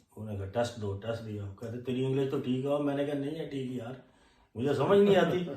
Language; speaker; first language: Urdu; non-native, local second language; Punjabi